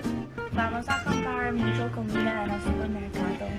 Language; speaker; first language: Spanish; non-native, learner; English